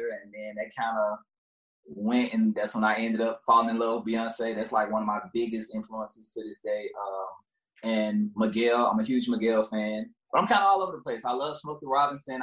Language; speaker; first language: English; native; English